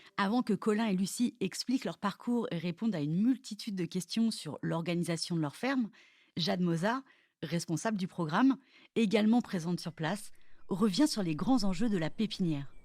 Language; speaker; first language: French; native; French